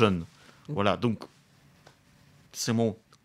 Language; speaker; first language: French; non-native, fluent; Russian